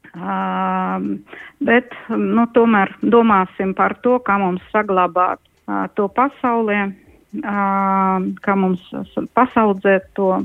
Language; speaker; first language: Latvian; non-native, local second language; Russian